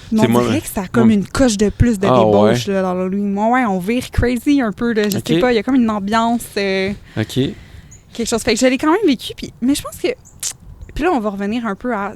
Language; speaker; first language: French; native; French